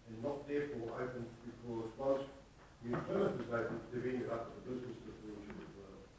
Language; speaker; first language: English; native; English